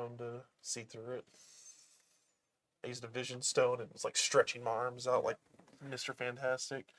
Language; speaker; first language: English; native; English